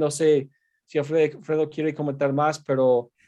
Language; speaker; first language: Spanish; non-native, fluent; English